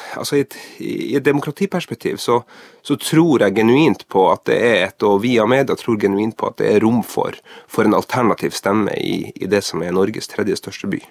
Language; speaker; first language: Norwegian; native; Norwegian